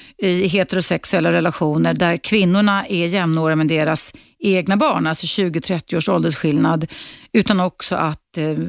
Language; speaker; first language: Swedish; native; Swedish